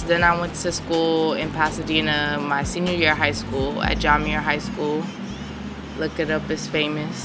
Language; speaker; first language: English; native; English